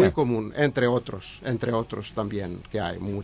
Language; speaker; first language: Spanish; non-native, learner; Greek